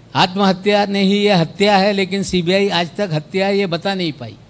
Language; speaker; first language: Hindi; non-native, local second language; Marathi